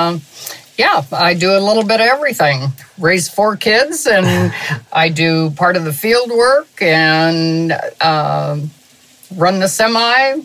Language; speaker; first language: English; native; English